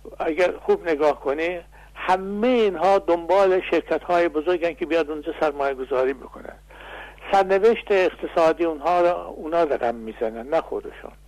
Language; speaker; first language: Persian; non-native, local second language; Azerbaijani